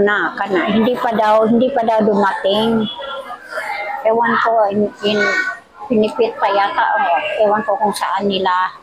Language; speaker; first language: Filipino; non-native, local second language; Cebuano